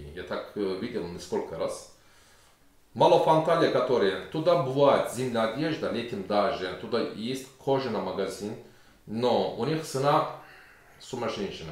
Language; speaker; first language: Russian; non-native, learner; Turkish